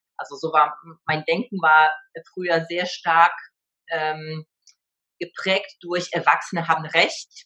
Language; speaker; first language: German; early bilingual, other home language; Polish